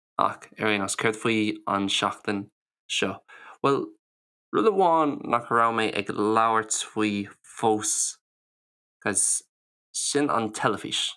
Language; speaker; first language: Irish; non-native, local second language; English